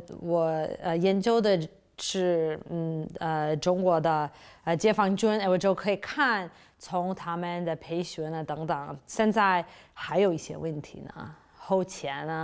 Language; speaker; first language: Chinese; non-native, fluent; English